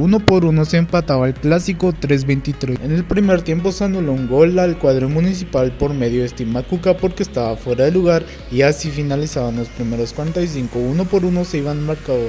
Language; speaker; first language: Spanish; native; Spanish